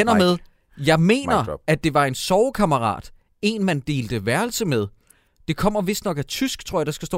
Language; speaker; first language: Danish; native; Danish